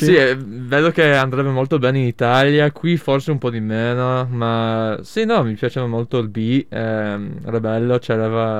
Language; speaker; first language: Italian; early bilingual, heritage; English